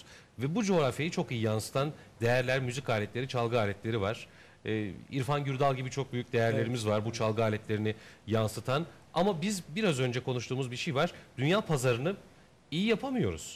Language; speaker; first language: Turkish; native; Turkish